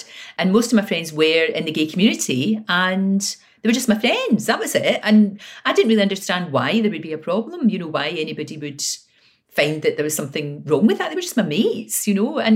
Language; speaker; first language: English; native; English